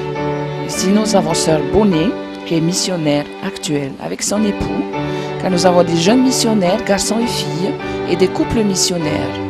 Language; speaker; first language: French; native; French